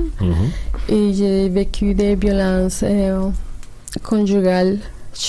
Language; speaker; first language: French; non-native, learner; Spanish